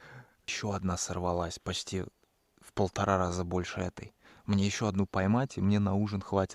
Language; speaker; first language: Russian; native; Russian